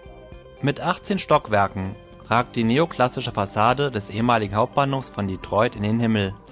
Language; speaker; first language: German; native; German